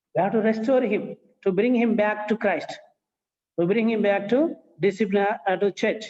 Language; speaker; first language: English; non-native, local second language; Telugu